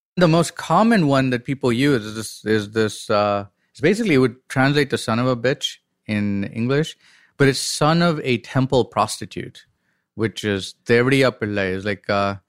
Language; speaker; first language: English; non-native, local second language; Tamil